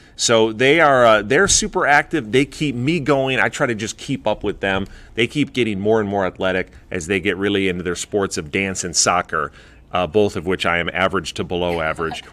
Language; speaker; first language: English; native; English